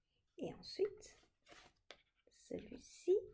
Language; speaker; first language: French; non-native, fluent; Chinese